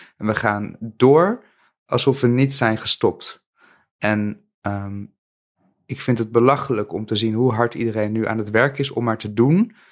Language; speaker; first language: Dutch; native; Dutch